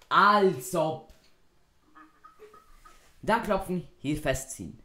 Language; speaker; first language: German; native; German